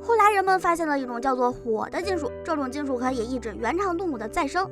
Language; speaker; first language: Chinese; native; Chinese